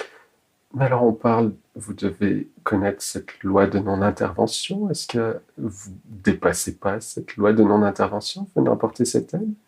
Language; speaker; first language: French; native; French